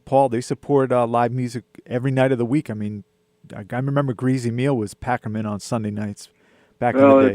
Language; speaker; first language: English; native; English